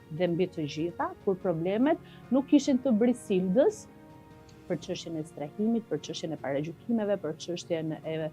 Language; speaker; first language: Albanian; non-native, local second language; Romany